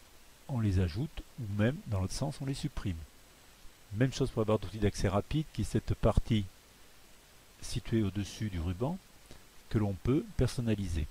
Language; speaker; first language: French; native; French